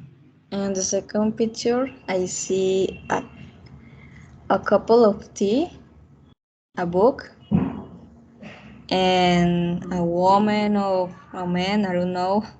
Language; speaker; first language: English; non-native, learner; Spanish